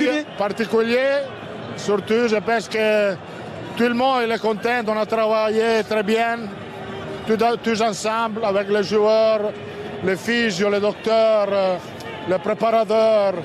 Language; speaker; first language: French; non-native, learner; Italian